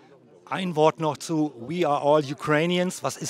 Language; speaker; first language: German; native; German